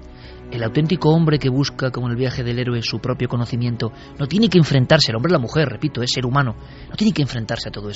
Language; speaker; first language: Spanish; native; Spanish